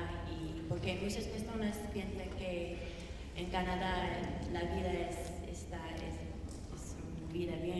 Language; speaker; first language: Spanish; non-native, learner; English